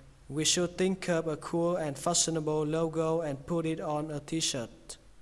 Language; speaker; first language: English; non-native, fluent; Vietnamese